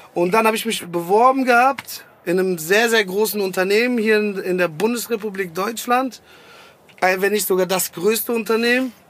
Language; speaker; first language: German; early bilingual, other home language; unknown